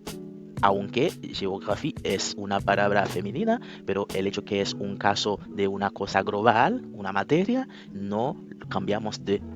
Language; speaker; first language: Spanish; non-native, fluent; French